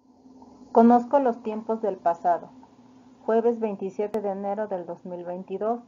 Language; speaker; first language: Spanish; native; Spanish